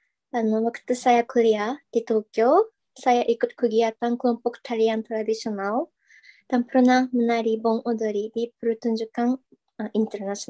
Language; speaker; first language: Indonesian; non-native, fluent; Japanese